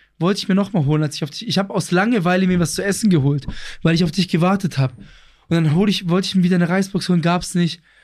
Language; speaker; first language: German; early bilingual, other home language; Greek